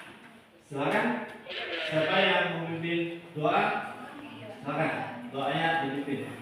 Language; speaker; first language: Indonesian; native; Indonesian